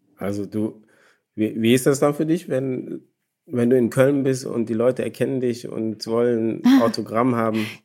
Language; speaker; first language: German; early bilingual, other home language; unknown